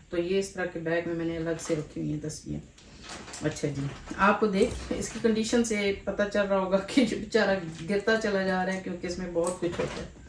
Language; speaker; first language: Urdu; native; Urdu